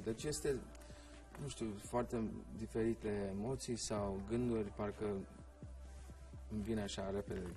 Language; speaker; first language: Romanian; early bilingual, heritage; Romanian